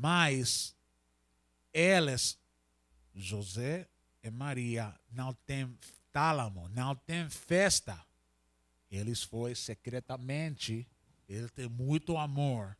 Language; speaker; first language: Portuguese; non-native, learner; Spanish